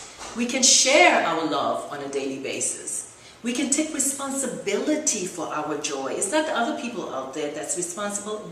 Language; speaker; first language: English; native; English